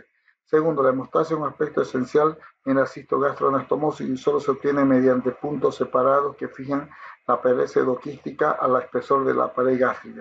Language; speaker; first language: Spanish; native; Spanish